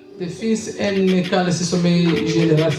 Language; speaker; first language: Swedish; non-native, learner; Swahili